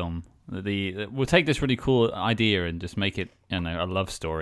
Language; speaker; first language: English; native; English